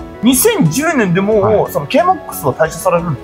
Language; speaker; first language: Japanese; native; Japanese